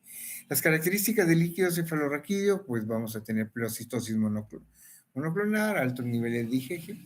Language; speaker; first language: Spanish; native; Spanish